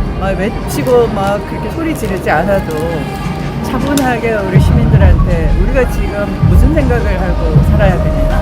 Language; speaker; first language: Korean; native; Korean